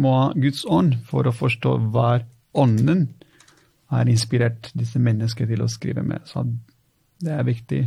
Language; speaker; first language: Norwegian; non-native, fluent; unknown